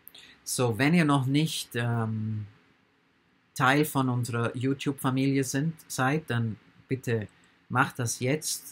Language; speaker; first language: German; non-native, fluent; English